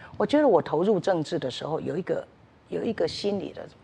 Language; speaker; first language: Chinese; native; Chinese